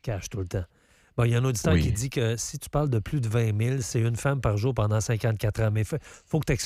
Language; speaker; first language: French; native; French